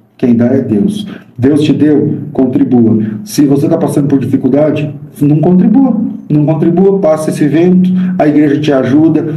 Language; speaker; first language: Portuguese; native; Portuguese